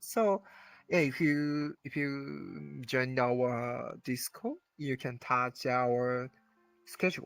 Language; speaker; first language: English; non-native, learner; Japanese